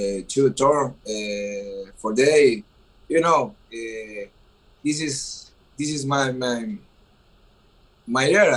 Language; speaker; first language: English; non-native, learner; Spanish